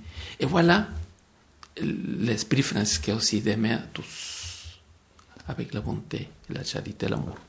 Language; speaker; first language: French; non-native, fluent; Spanish